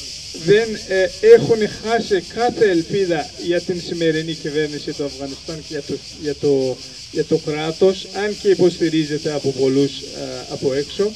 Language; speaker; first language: Greek; non-native, fluent; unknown